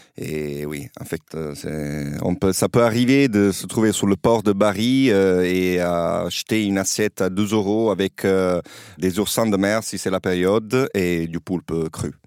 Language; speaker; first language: French; non-native, fluent; Italian